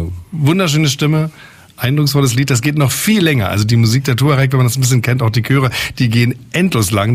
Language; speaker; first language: German; native; German